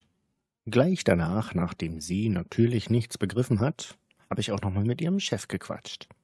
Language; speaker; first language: German; native; German